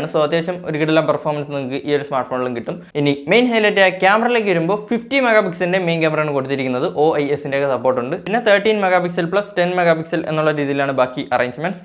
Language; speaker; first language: Malayalam; native; Malayalam